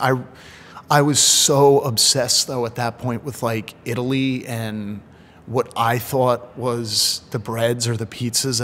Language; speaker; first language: English; native; English